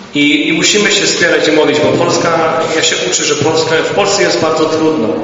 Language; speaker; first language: Polish; early bilingual, heritage; Polish